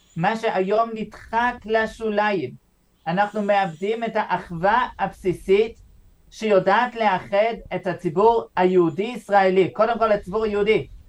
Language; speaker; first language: Hebrew; non-native, fluent; English